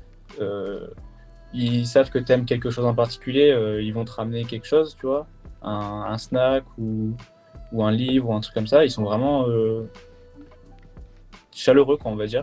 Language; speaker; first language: French; native; French